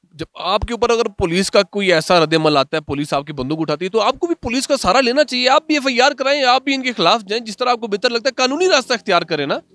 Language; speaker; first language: Urdu; non-native, local second language; Punjabi